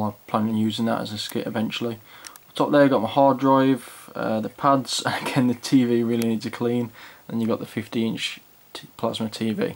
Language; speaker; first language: English; native; English